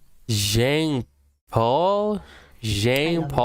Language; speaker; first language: French; non-native, learner; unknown